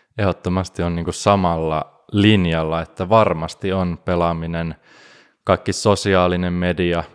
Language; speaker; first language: Finnish; native; Finnish